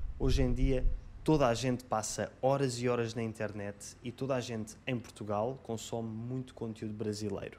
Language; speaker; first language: Portuguese; native; Portuguese